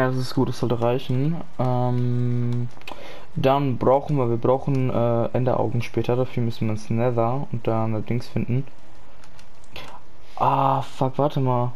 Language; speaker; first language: German; native; German